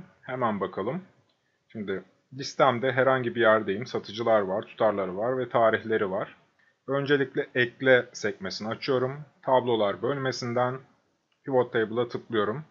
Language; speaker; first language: Turkish; native; Turkish